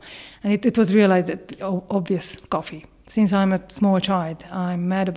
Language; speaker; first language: English; non-native, fluent; Hungarian